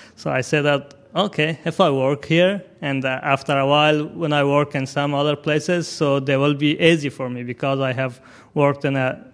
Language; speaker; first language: English; non-native, fluent; Persian